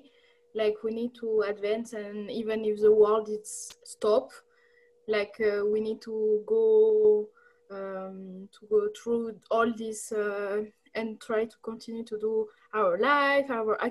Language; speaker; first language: English; non-native, learner; French